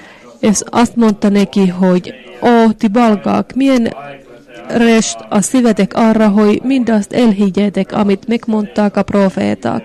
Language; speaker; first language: Hungarian; non-native, fluent; Finnish